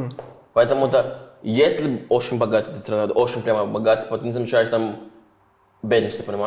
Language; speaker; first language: Russian; non-native, fluent; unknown